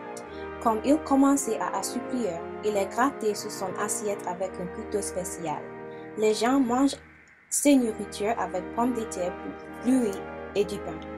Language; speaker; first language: French; non-native, learner; English